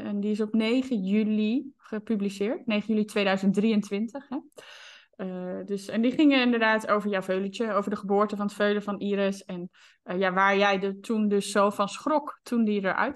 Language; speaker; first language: Dutch; native; Dutch